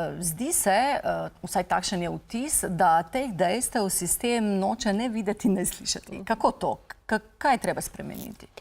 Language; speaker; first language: Slovenian; early bilingual, other home language; Serbian